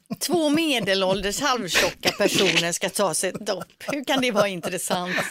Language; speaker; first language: Swedish; native; Swedish